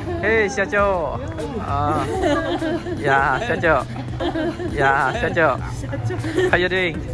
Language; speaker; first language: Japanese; non-native, learner; Indonesian